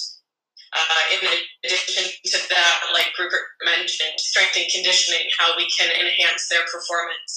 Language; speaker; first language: English; native; English